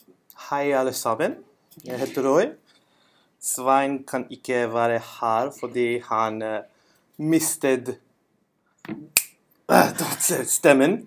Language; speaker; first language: Norwegian; non-native, learner; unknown